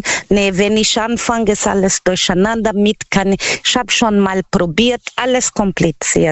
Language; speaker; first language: German; non-native, learner; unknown